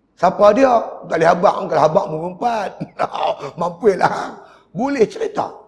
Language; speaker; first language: Malay; native; Malay